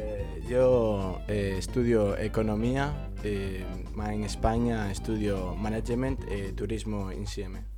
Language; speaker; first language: Italian; non-native, learner; Spanish